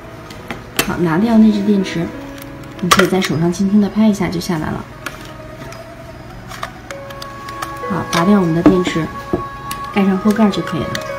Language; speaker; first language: Chinese; native; Chinese